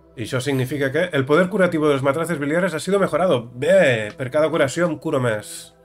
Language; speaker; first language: Spanish; non-native, local second language; Catalan